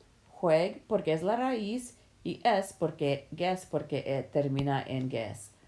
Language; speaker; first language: Spanish; non-native, fluent; English